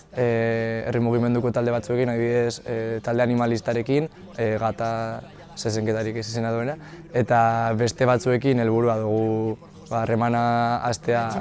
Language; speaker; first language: Basque; non-native, local second language; Spanish